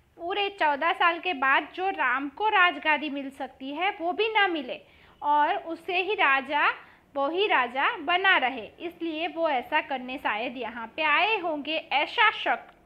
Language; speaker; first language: Hindi; non-native, local second language; Gujarati